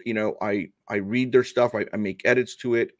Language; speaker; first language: English; early bilingual, other home language; Spanish